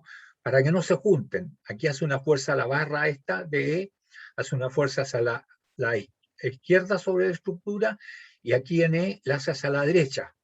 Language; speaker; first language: Spanish; native; Spanish